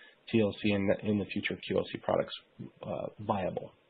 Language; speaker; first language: English; native; English